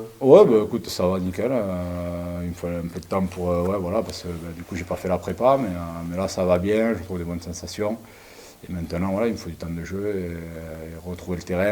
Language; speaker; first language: French; native; French